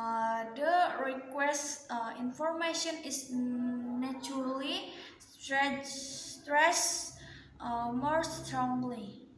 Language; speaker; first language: English; non-native, learner; Indonesian